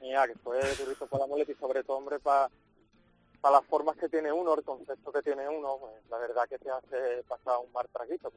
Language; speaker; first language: Spanish; native; Spanish